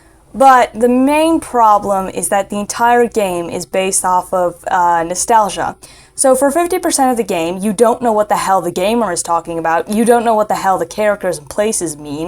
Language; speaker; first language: English; native; English